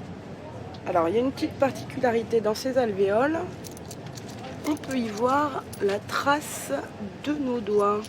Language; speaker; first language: French; native; French